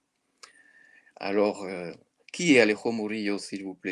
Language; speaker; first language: French; native; French